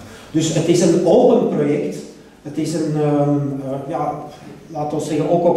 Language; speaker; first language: Dutch; native; Dutch